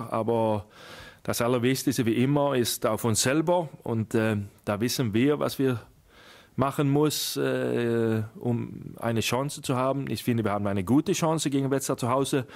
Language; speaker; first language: German; non-native, fluent; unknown